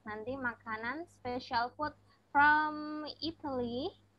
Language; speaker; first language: English; non-native, fluent; Indonesian